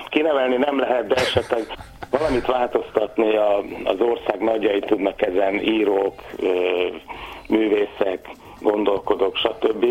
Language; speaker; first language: Hungarian; native; Hungarian